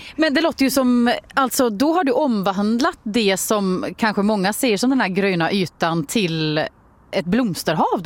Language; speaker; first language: Swedish; native; Swedish